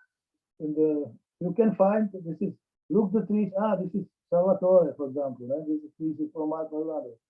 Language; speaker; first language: English; non-native, learner; Czech